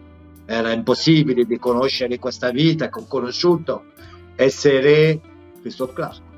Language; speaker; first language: Italian; non-native, fluent; French